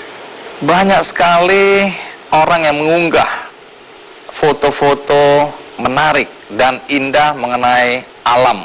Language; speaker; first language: Indonesian; native; Indonesian